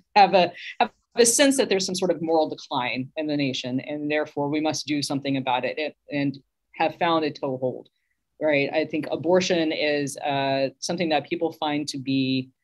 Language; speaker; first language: English; native; English